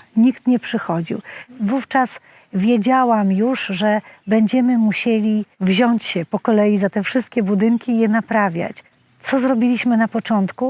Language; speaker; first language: Polish; native; Polish